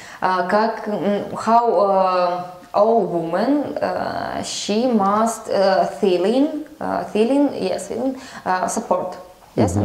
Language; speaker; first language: English; non-native, learner; Russian